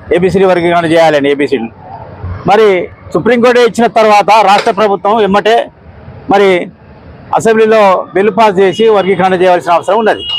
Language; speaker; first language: Telugu; native; Telugu